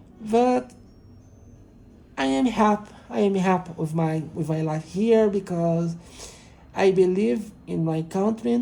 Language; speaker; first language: English; non-native, learner; Portuguese